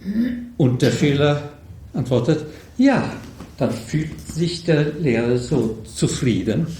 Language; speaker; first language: German; non-native, learner; Swedish